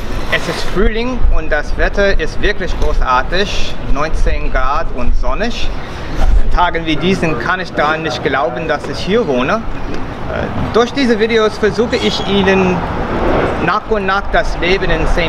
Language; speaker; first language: German; non-native, fluent; English